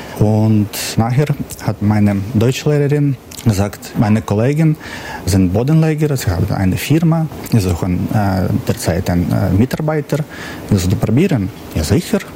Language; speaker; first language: German; non-native, learner; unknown